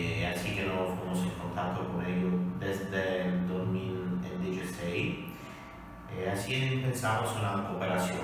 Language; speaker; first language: Spanish; non-native, learner; Italian